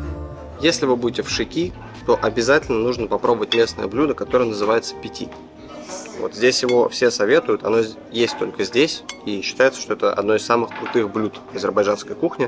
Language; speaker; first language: Russian; native; Russian